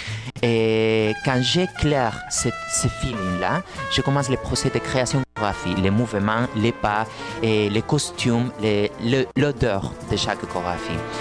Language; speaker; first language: French; non-native, fluent; Spanish